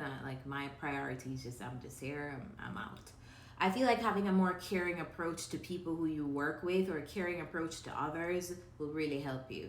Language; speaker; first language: English; native; English